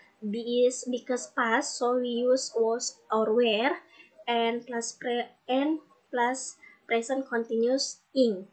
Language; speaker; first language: English; non-native, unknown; Indonesian